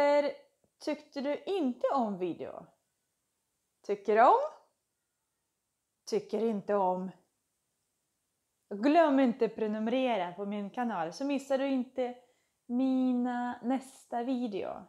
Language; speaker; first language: Swedish; non-native, fluent; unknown